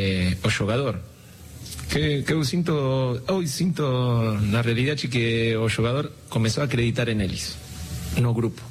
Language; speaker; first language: Portuguese; non-native, learner; Spanish